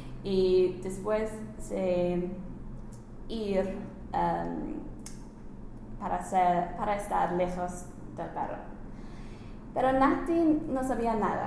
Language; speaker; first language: Spanish; non-native, learner; English